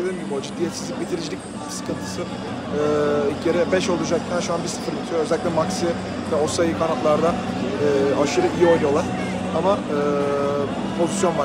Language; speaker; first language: Turkish; native; Turkish